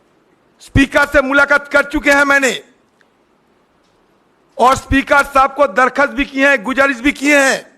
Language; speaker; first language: Hindi; non-native, local second language; Bangla